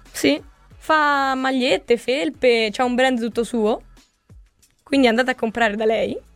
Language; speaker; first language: Italian; native; Italian